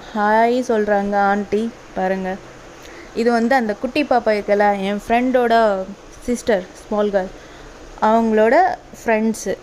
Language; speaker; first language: Tamil; non-native, local second language; Telugu